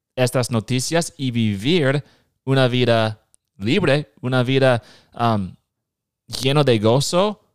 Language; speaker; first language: Spanish; non-native, fluent; English